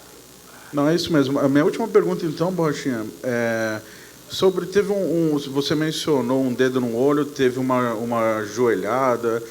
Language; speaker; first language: Portuguese; native; Portuguese